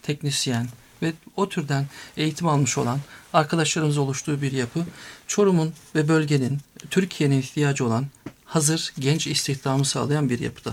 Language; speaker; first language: Turkish; native; Turkish